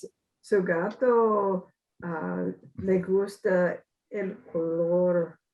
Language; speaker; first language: Spanish; non-native, learner; English